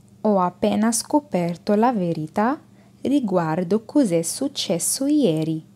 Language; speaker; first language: Italian; non-native, fluent; Arabic